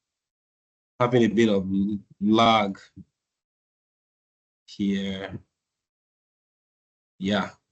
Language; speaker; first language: English; non-native, local second language; Yoruba